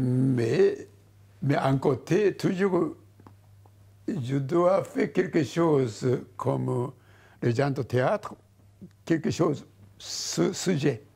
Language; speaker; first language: French; non-native, learner; Japanese